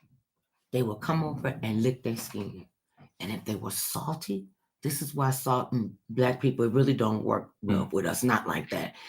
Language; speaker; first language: English; native; English